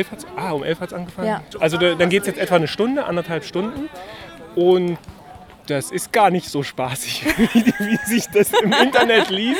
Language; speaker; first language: German; native; German